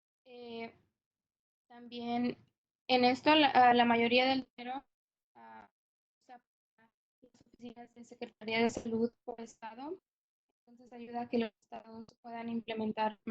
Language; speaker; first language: Spanish; non-native, fluent; English